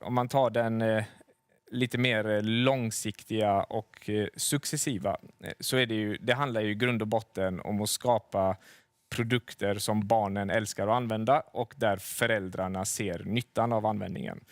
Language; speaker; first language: Swedish; native; Swedish